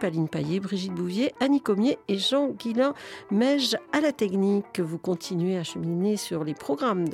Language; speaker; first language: French; native; French